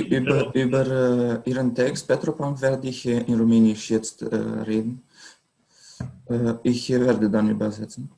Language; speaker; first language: German; non-native, learner; Romanian